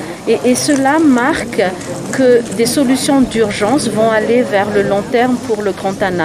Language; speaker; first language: French; non-native, local second language; Malagasy